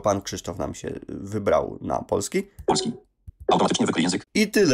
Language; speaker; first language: Polish; native; Polish